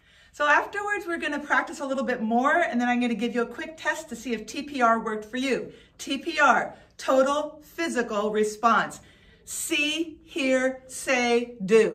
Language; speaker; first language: English; native; English